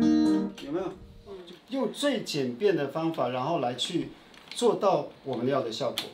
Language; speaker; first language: Chinese; native; Chinese